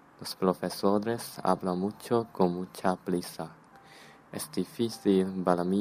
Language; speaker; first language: Spanish; non-native, learner; Chinese